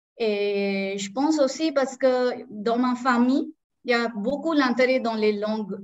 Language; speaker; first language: French; non-native, local second language; Marathi